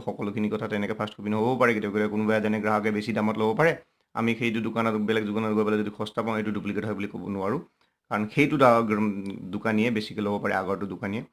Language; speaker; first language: Assamese; non-native, local second language; Nepali